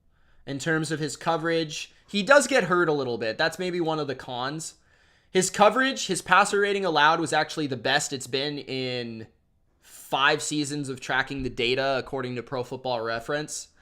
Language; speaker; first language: English; native; English